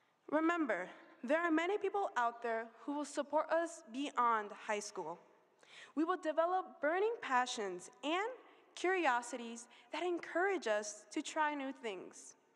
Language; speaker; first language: English; early bilingual, other home language; Spanish